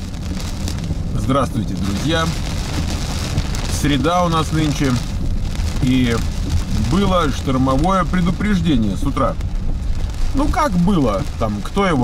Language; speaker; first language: Russian; native; Russian